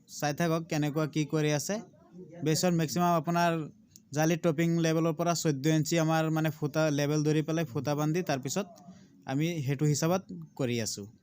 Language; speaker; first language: Assamese; non-native, local second language; Bangla